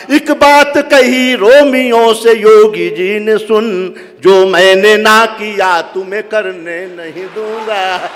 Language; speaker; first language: Hindi; native; Hindi